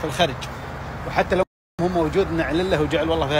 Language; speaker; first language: Arabic; native; Arabic